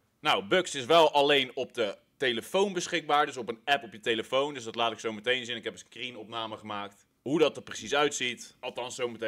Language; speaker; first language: Dutch; native; Dutch